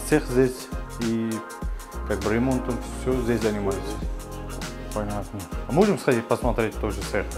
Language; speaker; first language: Russian; non-native, fluent; Uzbek